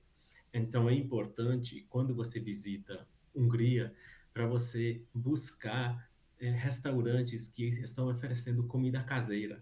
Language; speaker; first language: Portuguese; non-native, fluent; Hungarian